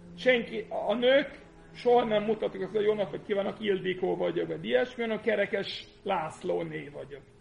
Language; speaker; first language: Hungarian; non-native, fluent; English